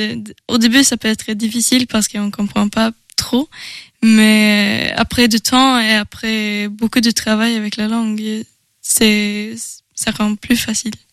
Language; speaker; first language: French; non-native, learner; Swedish